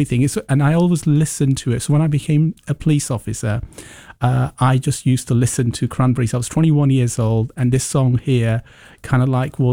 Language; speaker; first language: English; early bilingual, other home language; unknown